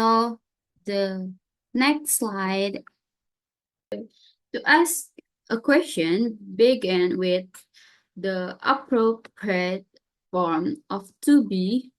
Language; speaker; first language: English; non-native, learner; Indonesian